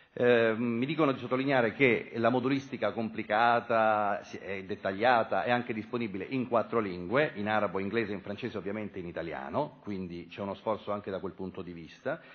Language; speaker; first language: Italian; native; Italian